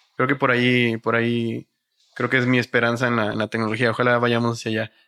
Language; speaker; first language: Spanish; native; Spanish